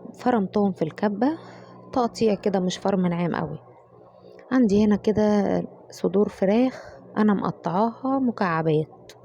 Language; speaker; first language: Arabic; native; Arabic